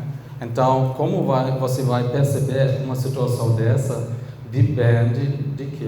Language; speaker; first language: Portuguese; non-native, fluent; German